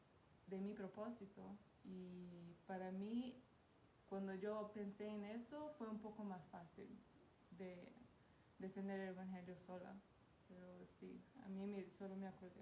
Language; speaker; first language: Spanish; non-native, fluent; Portuguese